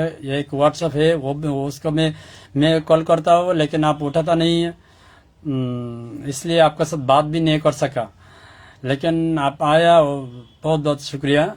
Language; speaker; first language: Hindi; non-native, learner; Bangla